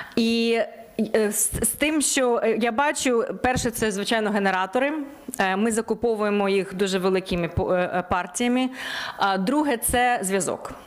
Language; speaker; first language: Ukrainian; native; Ukrainian